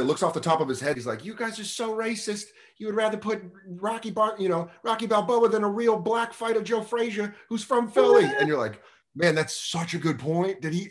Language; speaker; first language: English; native; English